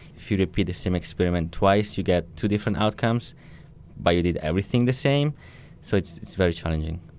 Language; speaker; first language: English; non-native, fluent; Italian